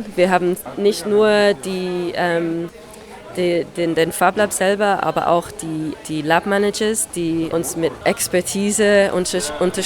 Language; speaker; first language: German; non-native, fluent; English